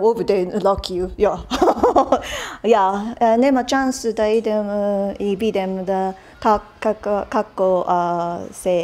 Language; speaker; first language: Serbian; non-native, learner; Japanese